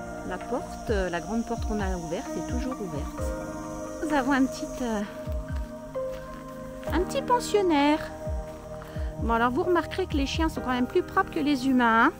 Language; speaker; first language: French; native; French